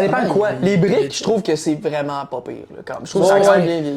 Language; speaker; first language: French; native; French